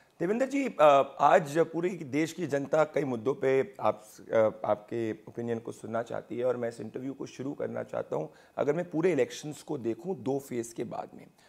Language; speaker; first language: Hindi; native; Hindi